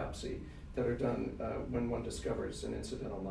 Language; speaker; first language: English; native; English